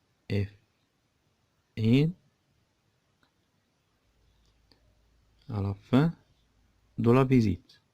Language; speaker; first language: French; non-native, local second language; Arabic